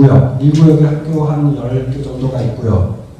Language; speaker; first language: Korean; native; Korean